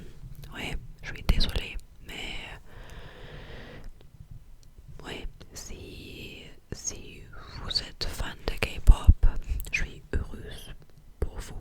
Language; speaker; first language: French; non-native, fluent; English